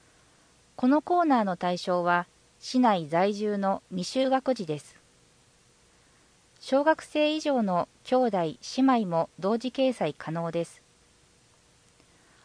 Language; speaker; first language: Japanese; native; Japanese